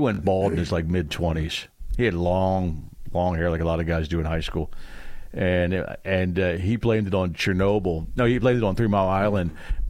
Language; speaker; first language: English; native; English